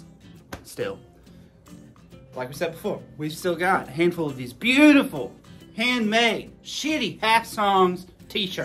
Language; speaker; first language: English; native; English